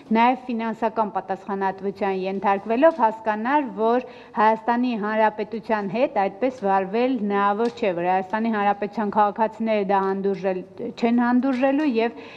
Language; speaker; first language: Armenian; native; Armenian